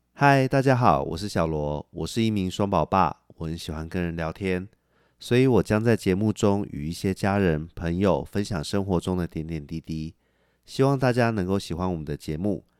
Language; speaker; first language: Chinese; native; Chinese